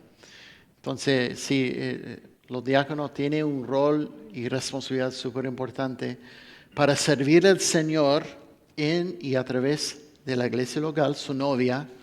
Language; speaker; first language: Spanish; non-native, fluent; English